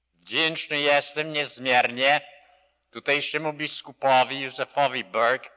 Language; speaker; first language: Polish; early bilingual, heritage; Polish